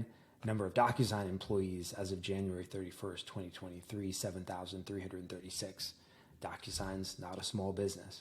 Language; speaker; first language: English; native; English